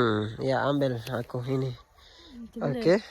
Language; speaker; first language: Indonesian; non-native, learner; Urdu